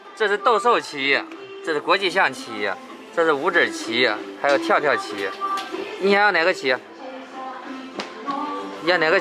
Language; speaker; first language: Chinese; native; Chinese